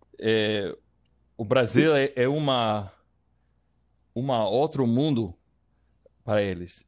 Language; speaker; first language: Portuguese; non-native, learner; English